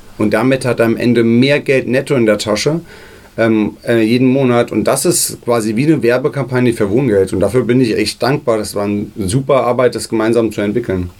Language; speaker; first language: German; native; German